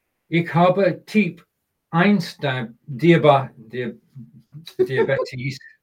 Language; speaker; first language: German; non-native, learner; English